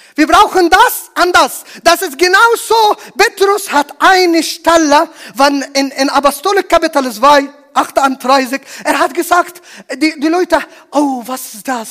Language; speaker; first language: German; non-native, learner; Arabic